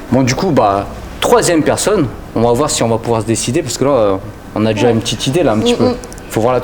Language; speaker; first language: French; native; French